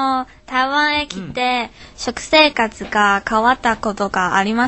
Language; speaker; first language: Japanese; non-native, learner; Chinese